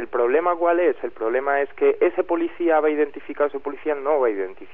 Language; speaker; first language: Spanish; native; Spanish